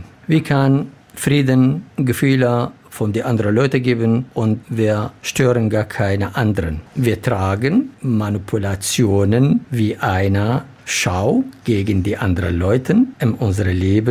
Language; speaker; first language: German; non-native, learner; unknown